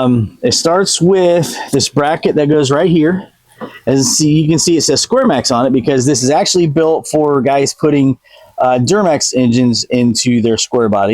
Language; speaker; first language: English; native; English